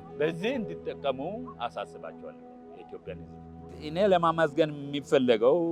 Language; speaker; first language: Amharic; non-native, local second language; Wolaytta